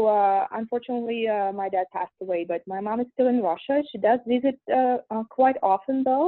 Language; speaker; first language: English; non-native, fluent; Russian